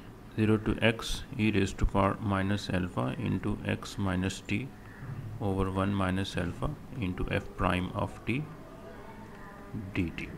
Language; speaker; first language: English; non-native, local second language; Urdu